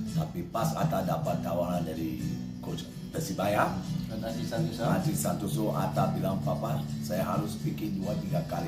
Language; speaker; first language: Indonesian; non-native, fluent; English